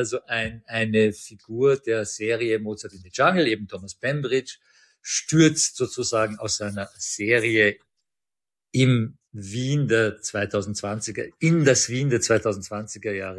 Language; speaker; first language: German; early bilingual, other home language; Persian